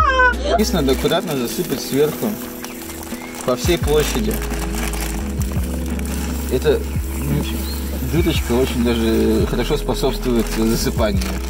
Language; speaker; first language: Russian; native; Russian